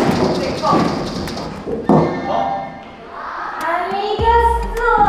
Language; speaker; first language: Korean; non-native, learner; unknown